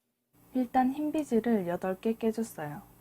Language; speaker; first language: Korean; native; Korean